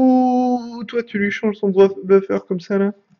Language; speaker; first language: French; native; French